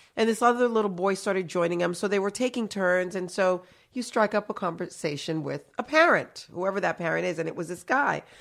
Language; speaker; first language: English; early bilingual, other home language; Haitian Creole